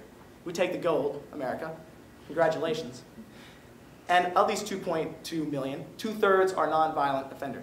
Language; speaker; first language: English; native; English